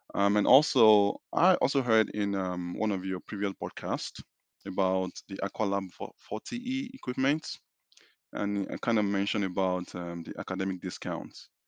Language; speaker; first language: English; non-native, local second language; Yoruba